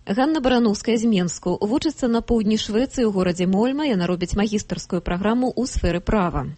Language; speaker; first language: Belarusian; native; Belarusian